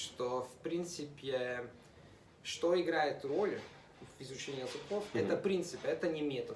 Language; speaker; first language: Russian; non-native, fluent; Italian